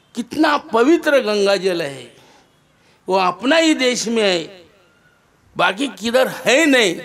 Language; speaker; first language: Hindi; non-native, local second language; Marathi